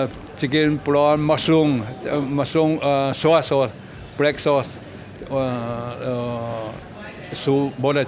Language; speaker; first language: Hindi; non-native, learner; Chinese